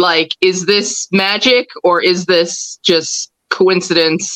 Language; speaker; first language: English; native; English